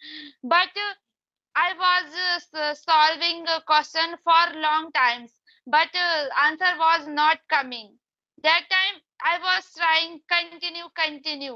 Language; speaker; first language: English; non-native, learner; Hindi